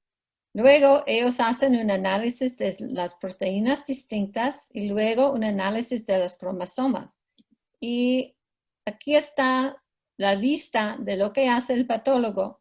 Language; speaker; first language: Spanish; non-native, fluent; English